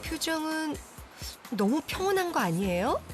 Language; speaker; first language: Korean; native; Korean